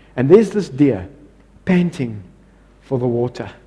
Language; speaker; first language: English; non-native, local second language; Afrikaans